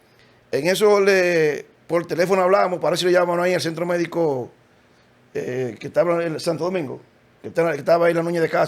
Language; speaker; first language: Spanish; native; Spanish